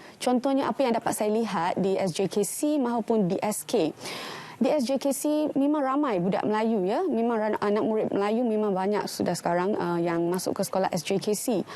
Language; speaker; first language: Malay; non-native, local second language; Tamil